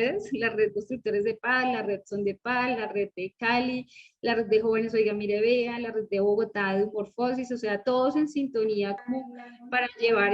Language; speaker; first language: Spanish; native; Spanish